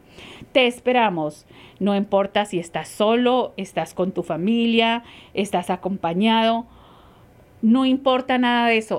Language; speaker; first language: Spanish; native; Spanish